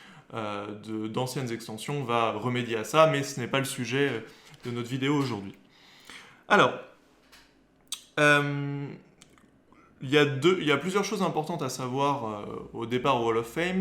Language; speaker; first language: French; native; French